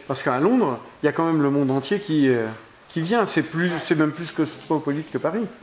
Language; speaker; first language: French; native; French